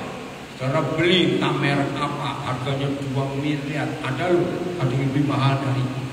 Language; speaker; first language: Indonesian; native; Indonesian